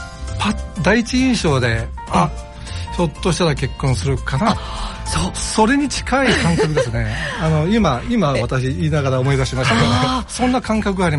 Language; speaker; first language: Japanese; native; Japanese